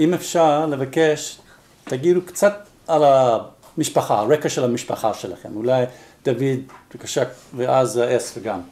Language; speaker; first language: Hebrew; non-native, fluent; English